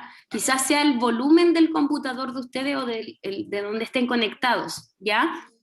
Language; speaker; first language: Spanish; native; Spanish